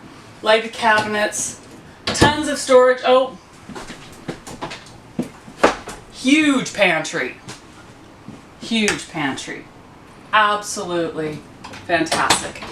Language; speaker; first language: English; native; English